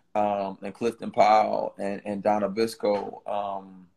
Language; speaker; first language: English; native; English